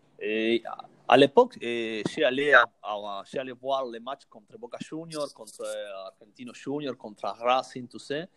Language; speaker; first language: French; non-native, learner; Spanish